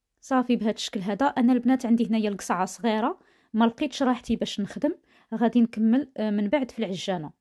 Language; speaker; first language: Arabic; native; Arabic